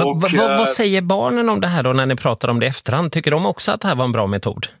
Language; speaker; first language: Swedish; native; Swedish